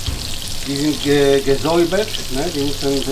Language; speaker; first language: German; non-native, fluent; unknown